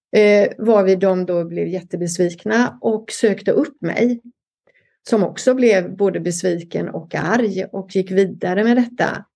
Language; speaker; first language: Swedish; native; Swedish